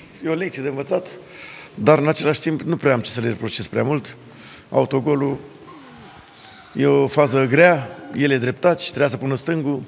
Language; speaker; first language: Romanian; native; Romanian